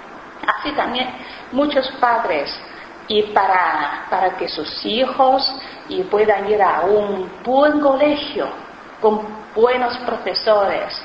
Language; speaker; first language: Spanish; non-native, fluent; Chinese